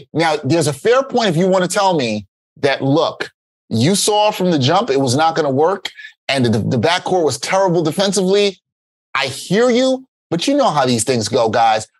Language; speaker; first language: English; native; English